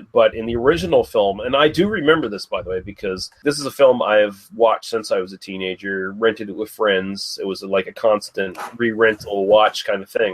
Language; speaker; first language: English; native; English